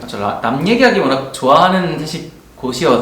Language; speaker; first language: Korean; native; Korean